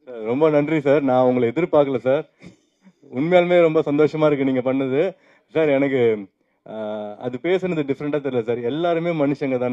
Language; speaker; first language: Tamil; native; Tamil